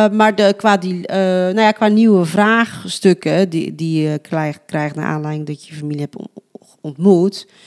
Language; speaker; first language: Dutch; early bilingual, other home language; Spanish